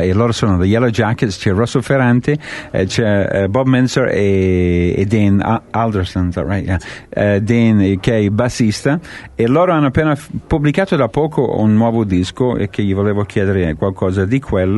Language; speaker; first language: Italian; non-native, fluent; English